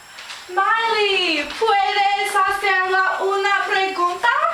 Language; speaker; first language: Spanish; non-native, learner; English